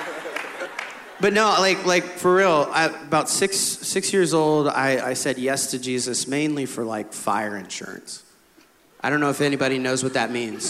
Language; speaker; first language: English; native; English